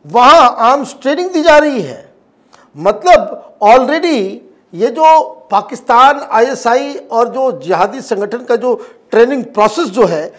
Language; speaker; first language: Hindi; native; Hindi